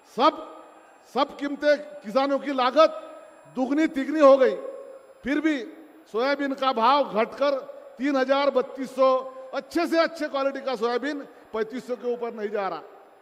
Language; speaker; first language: Hindi; non-native, local second language; Marathi